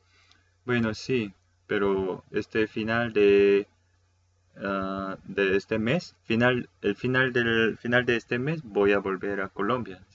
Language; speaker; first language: Spanish; non-native, fluent; Korean